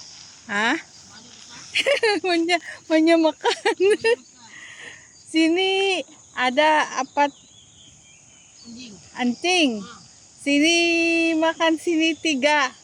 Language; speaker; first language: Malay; non-native, learner; Filipino